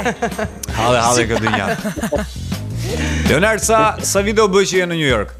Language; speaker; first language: Albanian; native; Albanian